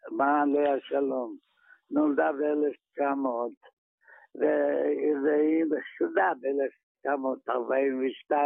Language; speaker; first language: Hebrew; non-native, fluent; Yiddish